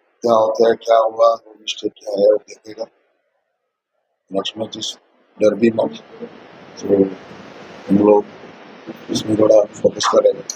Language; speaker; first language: Hindi; non-native, local second language; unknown